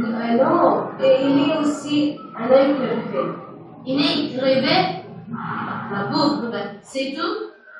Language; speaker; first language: French; non-native, learner; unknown